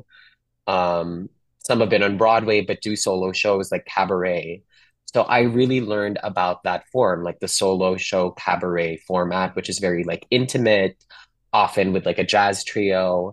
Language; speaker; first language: English; non-native, local second language; Filipino